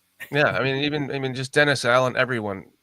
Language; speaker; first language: English; native; English